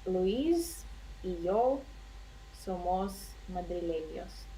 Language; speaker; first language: Spanish; non-native, learner; Russian